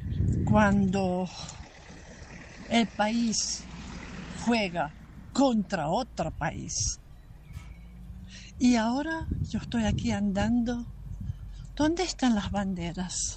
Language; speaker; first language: Spanish; non-native, fluent; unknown